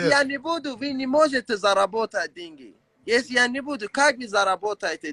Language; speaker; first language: Russian; non-native, learner; Persian